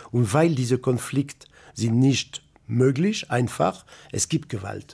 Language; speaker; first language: German; non-native, fluent; French